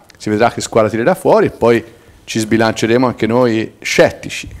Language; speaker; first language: Italian; native; Italian